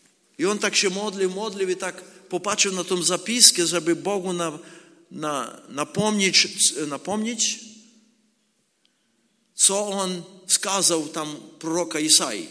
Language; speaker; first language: Polish; non-native, learner; Ukrainian